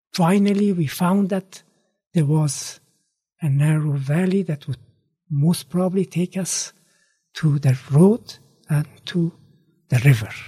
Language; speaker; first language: English; non-native, fluent; Persian